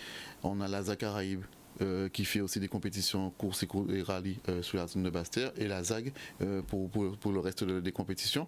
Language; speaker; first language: French; native; French